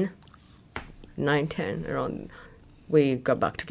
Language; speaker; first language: English; non-native, local second language; Kamba